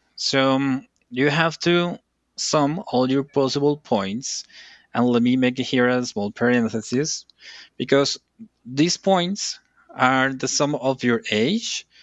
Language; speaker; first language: English; non-native, fluent; Spanish